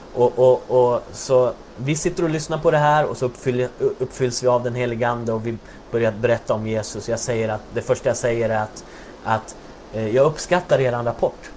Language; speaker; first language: Swedish; native; Swedish